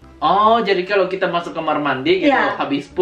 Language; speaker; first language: Indonesian; native; Indonesian